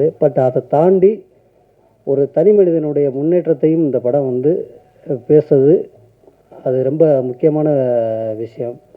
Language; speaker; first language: Tamil; native; Tamil